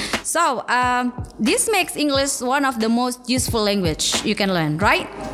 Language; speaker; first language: English; non-native, fluent; Indonesian